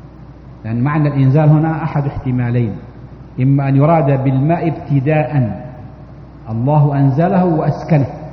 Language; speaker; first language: Arabic; native; Arabic